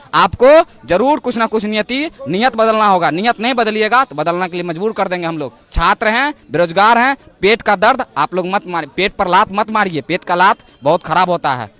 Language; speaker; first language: Hindi; native; Hindi